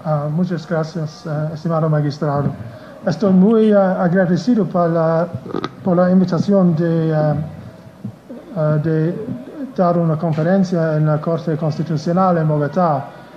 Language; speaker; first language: Spanish; non-native, learner; English